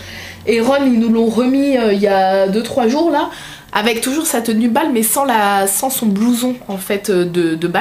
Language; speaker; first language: French; native; French